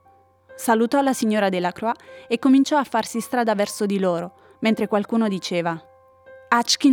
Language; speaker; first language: Italian; native; Italian